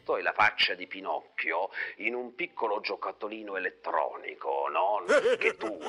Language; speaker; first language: Italian; native; Italian